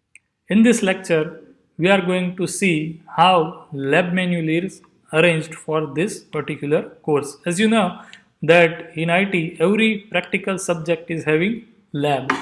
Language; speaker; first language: English; non-native, local second language; Gujarati